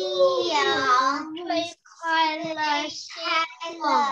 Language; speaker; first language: Chinese; early bilingual, heritage; Chinese